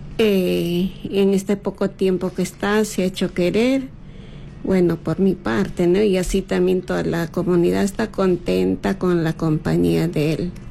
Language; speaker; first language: Spanish; native; Spanish